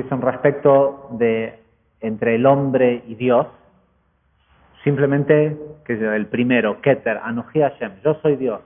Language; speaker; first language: Spanish; native; Spanish